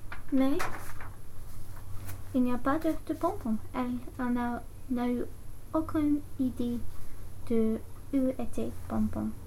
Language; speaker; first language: French; non-native, learner; English